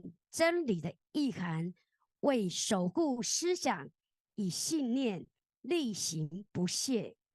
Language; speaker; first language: Chinese; native; Chinese